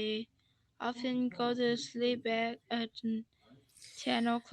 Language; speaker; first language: English; non-native, learner; Vietnamese